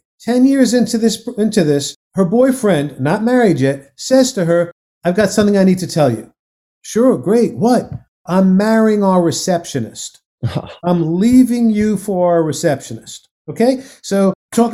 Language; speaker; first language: English; native; English